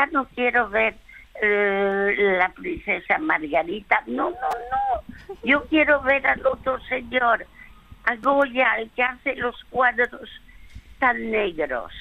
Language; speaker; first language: Spanish; early bilingual, other home language; French